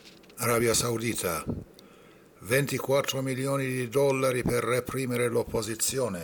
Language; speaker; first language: Italian; non-native, fluent; Persian